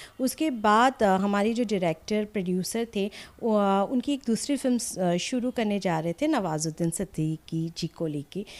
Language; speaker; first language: Hindi; non-native, local second language; Assamese